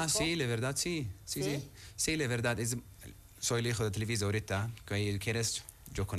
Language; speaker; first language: Spanish; non-native, learner; Arabic